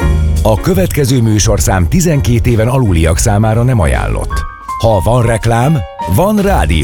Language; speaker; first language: Hungarian; native; Hungarian